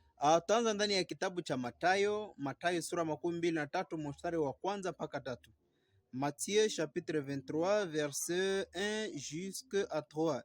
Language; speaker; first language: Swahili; native; Swahili